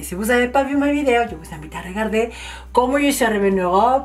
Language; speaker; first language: French; non-native, fluent; Spanish